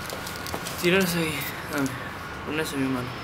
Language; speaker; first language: Spanish; native; Spanish